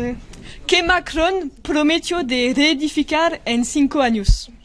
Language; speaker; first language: Spanish; non-native, learner; French